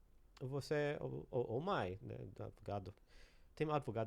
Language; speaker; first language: Portuguese; non-native, learner; English